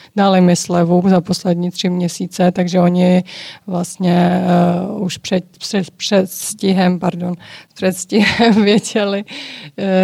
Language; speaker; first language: Czech; early bilingual, other home language; Georgian